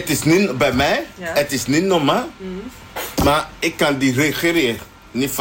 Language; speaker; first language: Dutch; non-native, learner; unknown